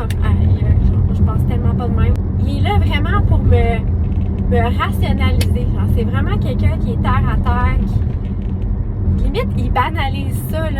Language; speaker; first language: French; native; French